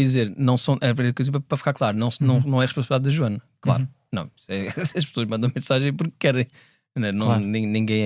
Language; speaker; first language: Portuguese; native; Portuguese